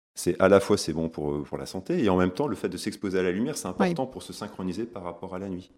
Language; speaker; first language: French; native; French